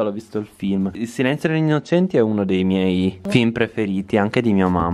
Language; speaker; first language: Italian; native; Italian